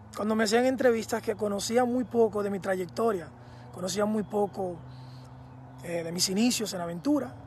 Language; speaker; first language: Spanish; early bilingual, heritage; Spanish